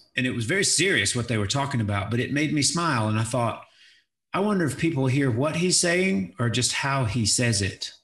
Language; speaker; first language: English; native; English